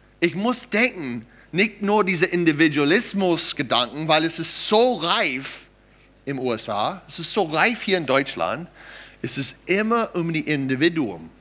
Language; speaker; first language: German; non-native, fluent; English